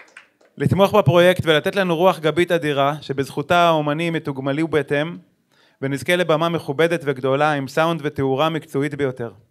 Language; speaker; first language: Hebrew; native; Hebrew